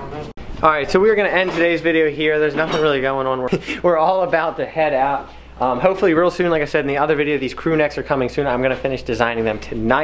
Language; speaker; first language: English; native; English